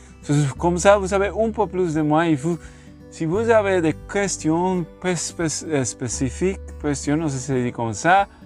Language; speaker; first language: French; non-native, learner; Spanish